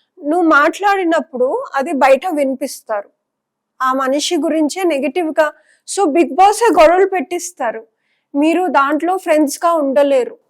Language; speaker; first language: Telugu; non-native, local second language; Punjabi